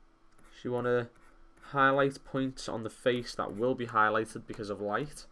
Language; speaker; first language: English; native; English